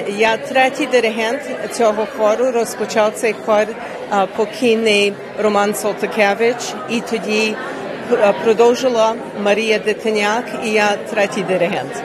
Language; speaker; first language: Ukrainian; early bilingual, heritage; Ukrainian